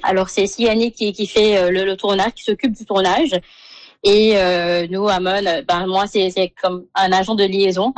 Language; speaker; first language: French; non-native, local second language; Morisyen